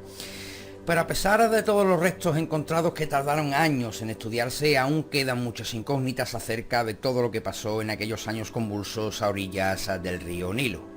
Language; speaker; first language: Spanish; native; Spanish